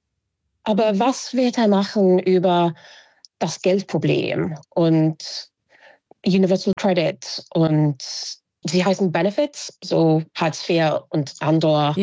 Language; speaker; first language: German; non-native, fluent; English